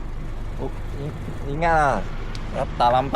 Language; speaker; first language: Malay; non-native, local second language; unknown